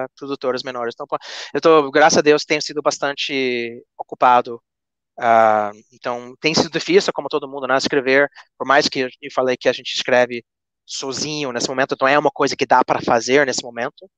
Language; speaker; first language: Portuguese; non-native, fluent; English